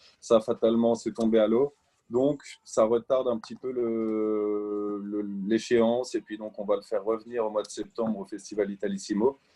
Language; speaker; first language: French; native; French